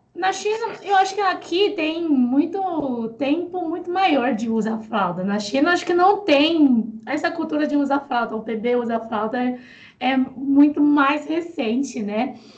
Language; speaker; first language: Portuguese; non-native, fluent; Chinese